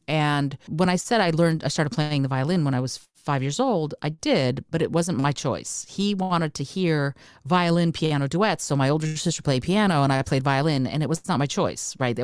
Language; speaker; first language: English; early bilingual, other home language; Russian